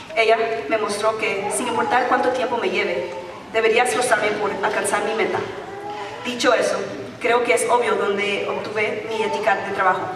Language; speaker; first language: Spanish; early bilingual, heritage; Spanish